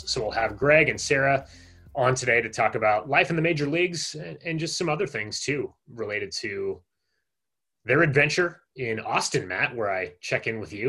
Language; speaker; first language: English; native; English